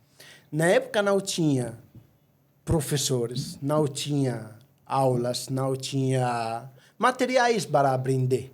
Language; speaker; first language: Portuguese; non-native, fluent; Arabic